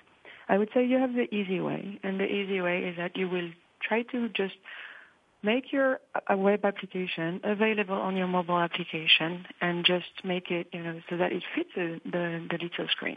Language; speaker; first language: English; non-native, fluent; French